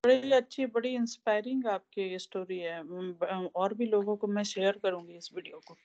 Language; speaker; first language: Hindi; native; Hindi